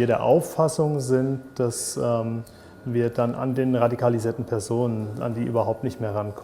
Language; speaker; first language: German; native; German